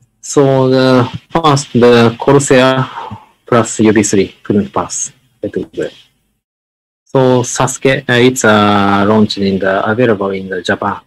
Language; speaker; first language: English; non-native, learner; Japanese